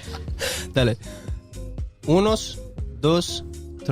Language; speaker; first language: Spanish; non-native, learner; English